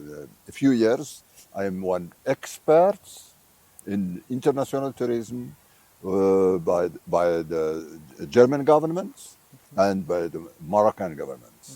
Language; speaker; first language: English; non-native, fluent; Arabic